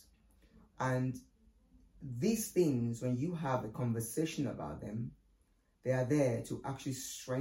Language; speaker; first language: English; non-native, local second language; Yoruba